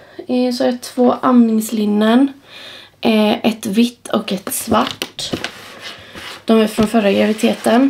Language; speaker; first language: Swedish; native; Swedish